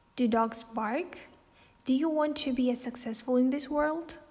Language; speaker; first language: English; non-native, fluent; Kazakh